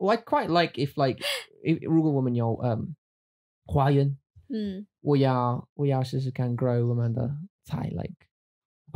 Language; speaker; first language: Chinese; non-native, learner; English